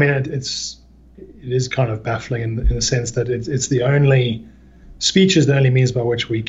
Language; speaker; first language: English; native; English